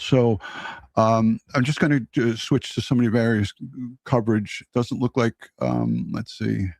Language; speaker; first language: English; native; English